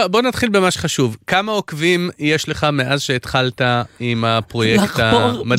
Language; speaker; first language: Hebrew; native; Hebrew